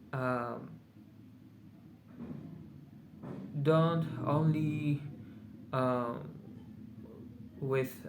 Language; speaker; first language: English; non-native, learner; Spanish